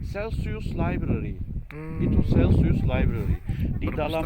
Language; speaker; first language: Indonesian; non-native, fluent; Turkish